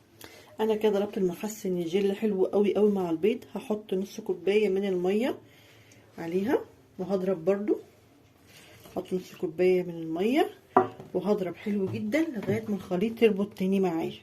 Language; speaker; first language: Arabic; native; Arabic